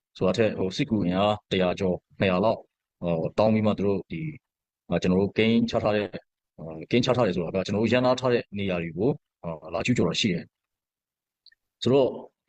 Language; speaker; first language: Burmese; non-native, local second language; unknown